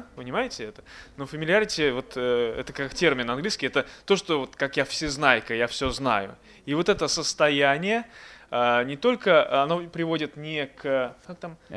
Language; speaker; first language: Russian; native; Russian